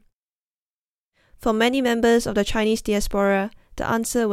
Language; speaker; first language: English; early bilingual, other home language; Cantonese